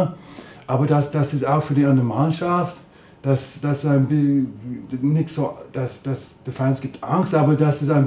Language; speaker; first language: German; non-native, learner; English